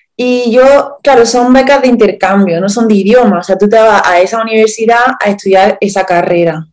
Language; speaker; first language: Spanish; native; Spanish